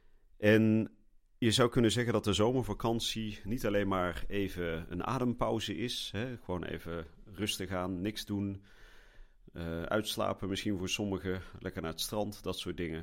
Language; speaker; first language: Dutch; native; Dutch